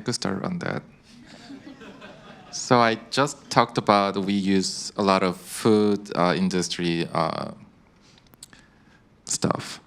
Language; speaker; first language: English; non-native, fluent; Korean